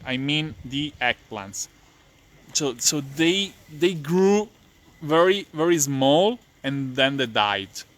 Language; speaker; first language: English; non-native, fluent; Italian